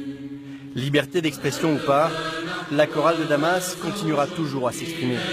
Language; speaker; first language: French; native; French